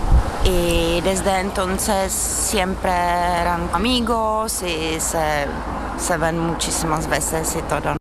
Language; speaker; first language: Spanish; non-native, fluent; Czech